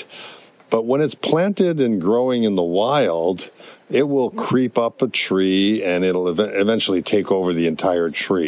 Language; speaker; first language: English; native; English